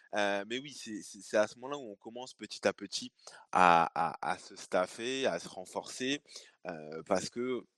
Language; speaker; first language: French; native; French